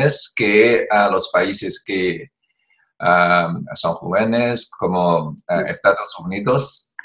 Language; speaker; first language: Spanish; non-native, learner; Chinese